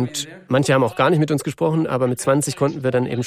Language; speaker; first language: German; native; German